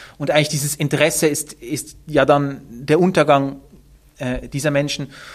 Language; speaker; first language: German; native; German